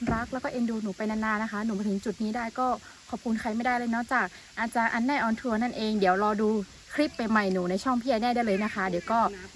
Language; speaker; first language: Thai; non-native, local second language; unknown